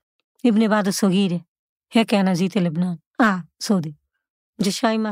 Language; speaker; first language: Arabic; non-native, learner; Bangla